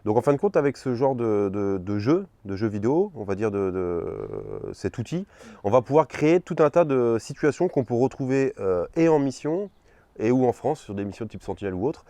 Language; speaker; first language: French; native; French